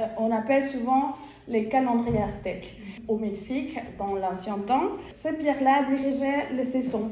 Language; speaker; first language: French; non-native, fluent; Spanish